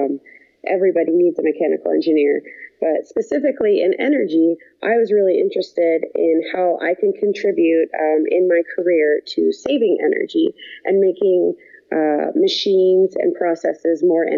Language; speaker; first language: English; native; English